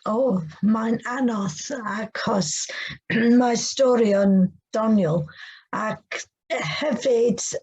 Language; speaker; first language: Welsh; non-native, learner; English